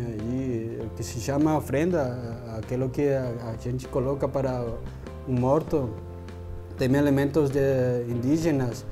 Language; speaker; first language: Portuguese; non-native, fluent; Spanish